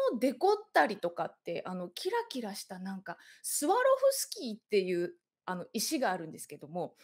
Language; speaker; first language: Japanese; native; Japanese